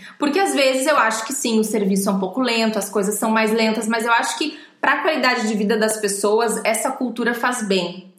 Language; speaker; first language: Portuguese; native; Portuguese